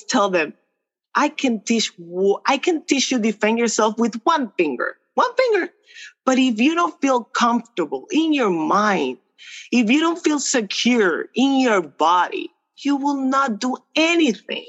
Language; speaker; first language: English; non-native, fluent; Spanish